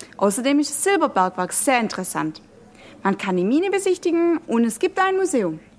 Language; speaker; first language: German; native; German